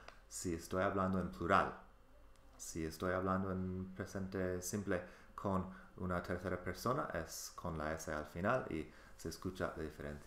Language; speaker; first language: Spanish; non-native, fluent; English